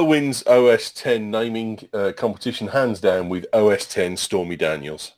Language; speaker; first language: English; native; English